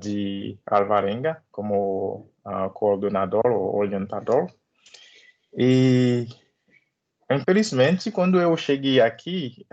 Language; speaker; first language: Portuguese; non-native, learner; Haitian Creole